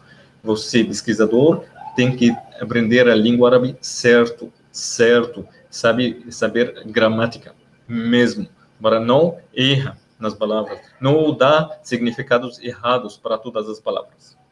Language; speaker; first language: Portuguese; non-native, learner; Arabic